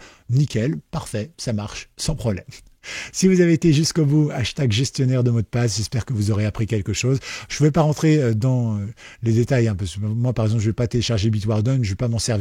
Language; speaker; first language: French; native; French